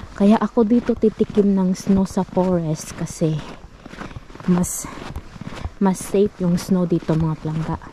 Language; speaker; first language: Filipino; non-native, local second language; Hiligaynon